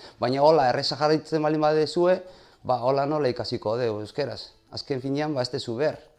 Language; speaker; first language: Basque; non-native, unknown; Spanish